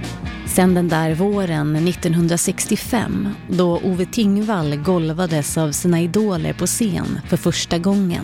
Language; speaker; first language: Swedish; native; Swedish